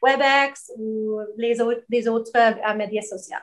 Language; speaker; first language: French; non-native, learner; English